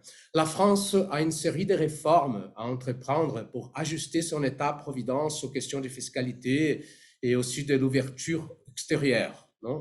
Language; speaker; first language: French; non-native, fluent; Portuguese